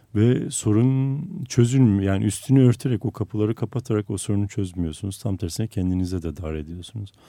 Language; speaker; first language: Turkish; non-native, local second language; Armenian